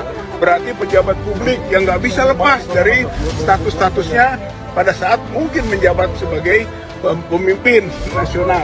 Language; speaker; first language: Indonesian; native; Indonesian